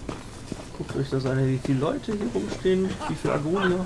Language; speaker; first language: German; native; German